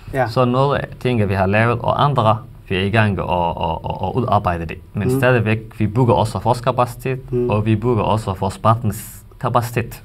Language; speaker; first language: Danish; non-native, fluent; Somali